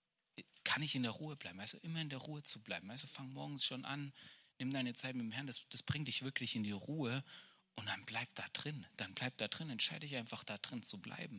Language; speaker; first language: German; native; German